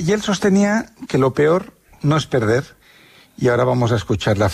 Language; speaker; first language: Spanish; native; Spanish